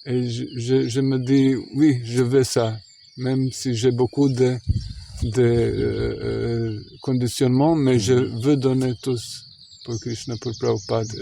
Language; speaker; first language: French; non-native, fluent; Croatian